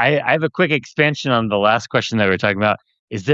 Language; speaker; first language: English; native; English